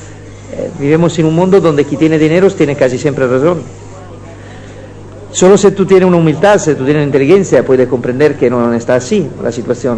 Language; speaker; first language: Spanish; non-native, fluent; Italian